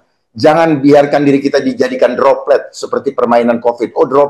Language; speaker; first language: Indonesian; native; Indonesian